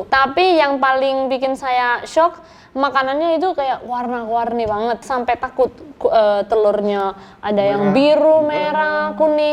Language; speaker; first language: Indonesian; non-native, fluent; Spanish